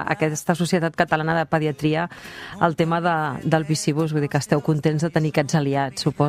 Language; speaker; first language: Catalan; native; Catalan